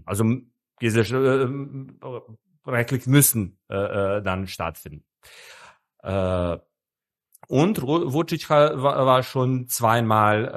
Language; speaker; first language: German; non-native, fluent; Serbian